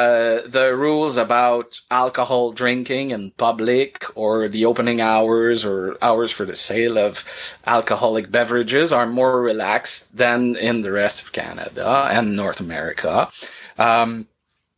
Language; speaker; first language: English; non-native, fluent; French